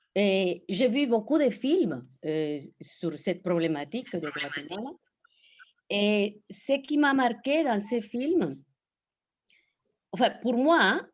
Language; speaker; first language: French; non-native, fluent; Spanish